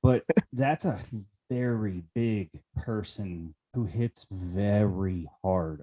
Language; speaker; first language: English; native; English